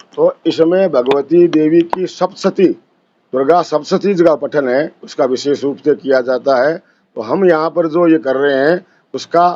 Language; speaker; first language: Hindi; native; Hindi